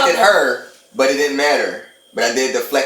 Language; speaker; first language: English; native; English